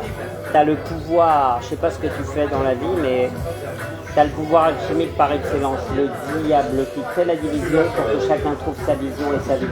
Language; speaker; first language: French; native; French